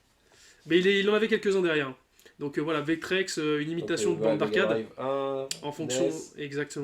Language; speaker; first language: French; native; French